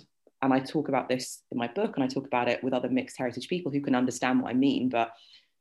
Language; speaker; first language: English; native; English